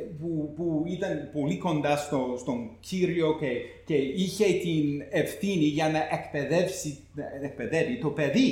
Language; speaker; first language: Greek; non-native, fluent; English